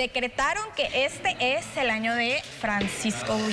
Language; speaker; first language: Spanish; native; Spanish